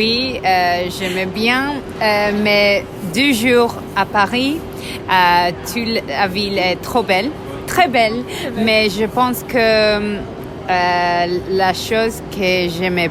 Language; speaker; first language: French; non-native, learner; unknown